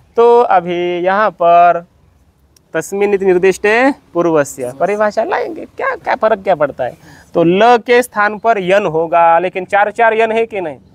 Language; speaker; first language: Hindi; non-native, local second language; Marathi